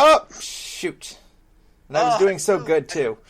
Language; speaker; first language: English; native; English